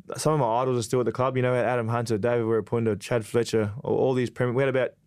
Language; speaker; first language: English; native; English